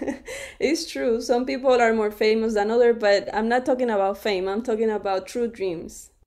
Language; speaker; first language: English; non-native, fluent; Spanish